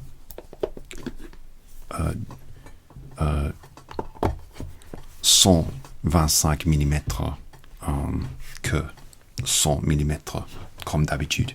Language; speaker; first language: French; non-native, learner; English